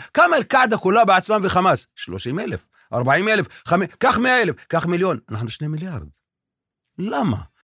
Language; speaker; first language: Hebrew; non-native, local second language; Arabic